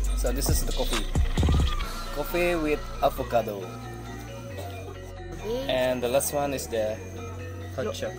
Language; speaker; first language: English; non-native, learner; Indonesian